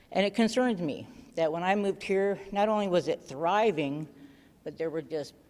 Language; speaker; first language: English; native; English